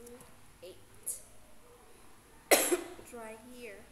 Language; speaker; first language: English; non-native, learner; Vietnamese